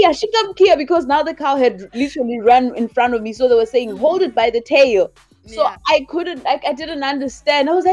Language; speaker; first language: English; non-native, local second language; Southern Sotho